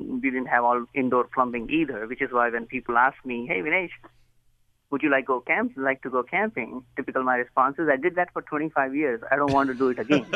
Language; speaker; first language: English; non-native, local second language; Hindi